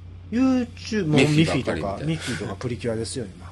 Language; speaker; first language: Japanese; native; Japanese